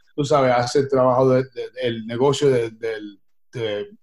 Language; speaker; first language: Spanish; early bilingual, heritage; Spanish